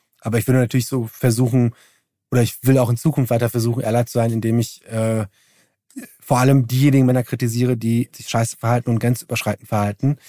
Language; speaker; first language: German; early bilingual, other home language; Turkish